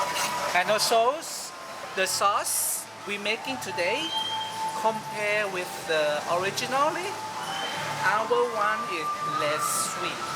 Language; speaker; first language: English; non-native, learner; Thai